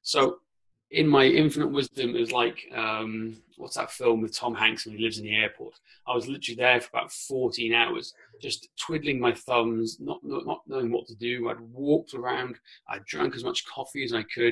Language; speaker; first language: English; non-native, local second language; Welsh